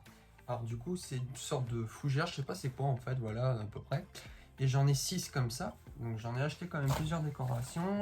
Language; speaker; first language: French; native; French